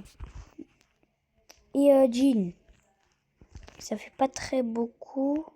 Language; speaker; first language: French; native; French